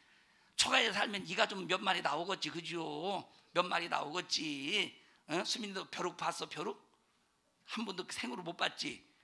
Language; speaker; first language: Korean; native; Korean